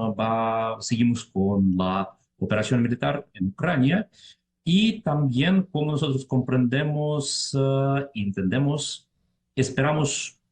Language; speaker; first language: Spanish; non-native, fluent; Russian